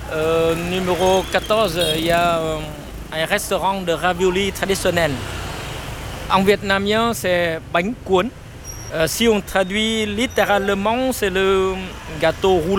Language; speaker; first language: French; non-native, fluent; Vietnamese